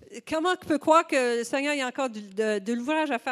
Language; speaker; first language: French; native; French